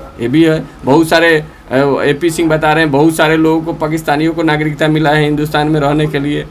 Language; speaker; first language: Hindi; native; Hindi